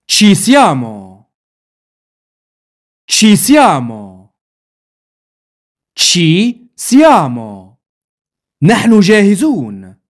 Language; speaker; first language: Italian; non-native, fluent; Arabic